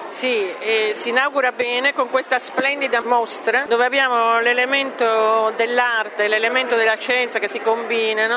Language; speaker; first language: Italian; native; Italian